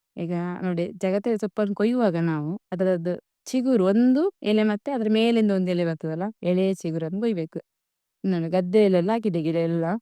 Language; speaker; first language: Kannada; non-native, local second language; Tulu